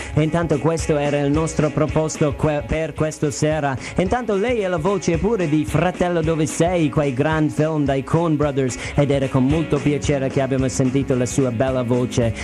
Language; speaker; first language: Italian; non-native, fluent; English